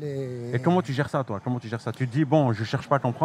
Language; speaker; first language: French; native; French